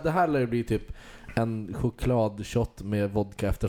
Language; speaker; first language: Swedish; native; Swedish